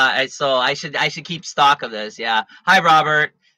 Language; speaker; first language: English; native; English